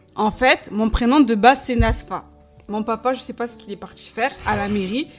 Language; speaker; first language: French; native; French